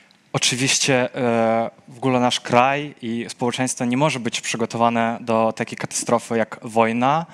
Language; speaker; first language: Polish; non-native, fluent; Ukrainian